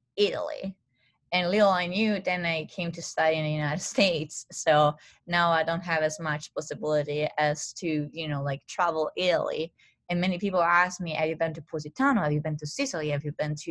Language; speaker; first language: English; non-native, fluent; Italian